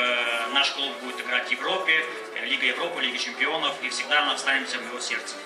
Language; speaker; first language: Russian; native; Russian